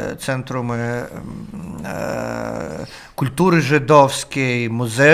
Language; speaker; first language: Polish; non-native, learner; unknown